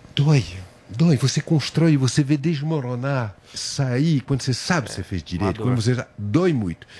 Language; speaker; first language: Portuguese; non-native, fluent; French